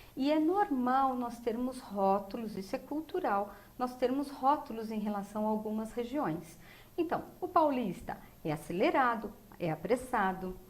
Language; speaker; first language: Portuguese; native; Portuguese